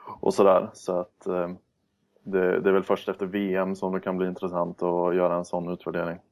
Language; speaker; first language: Swedish; native; Swedish